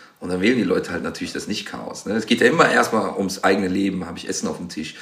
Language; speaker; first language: German; native; German